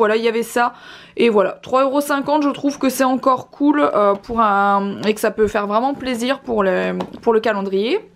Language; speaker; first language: French; native; French